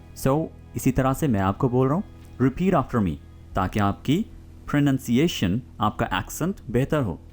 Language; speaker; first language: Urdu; native; Urdu